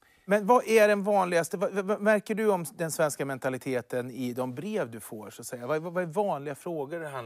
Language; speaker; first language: Swedish; native; Swedish